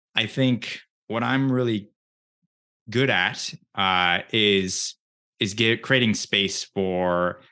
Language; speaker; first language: English; early bilingual, other home language; Japanese